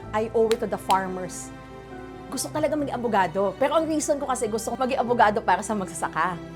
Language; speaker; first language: Filipino; native; Filipino